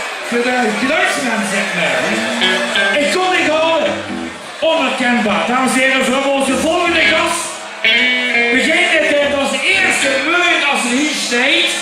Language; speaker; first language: Dutch; native; Dutch